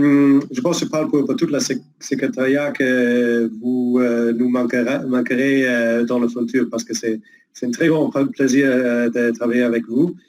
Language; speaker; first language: French; non-native, fluent; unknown